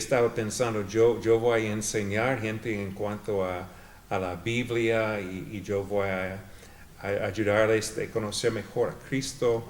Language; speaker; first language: Spanish; non-native, fluent; English